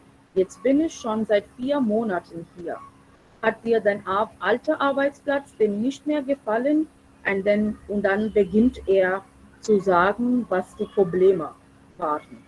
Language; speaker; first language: German; non-native, fluent; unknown